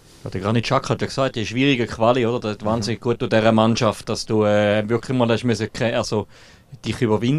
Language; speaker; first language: German; native; German